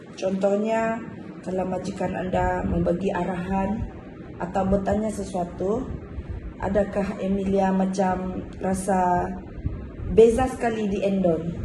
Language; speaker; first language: Malay; non-native, local second language; Chinese